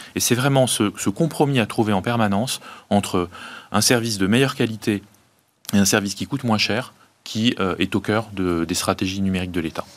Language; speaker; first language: French; native; French